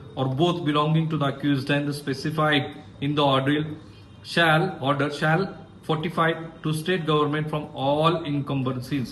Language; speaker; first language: English; non-native, local second language; Marathi